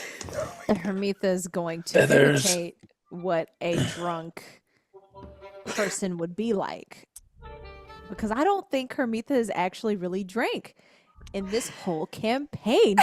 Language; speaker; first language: English; native; English